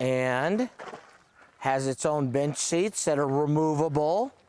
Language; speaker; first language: English; native; English